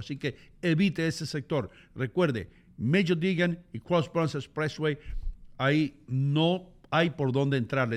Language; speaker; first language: Spanish; native; Spanish